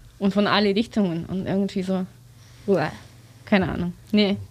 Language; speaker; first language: German; non-native, learner; Russian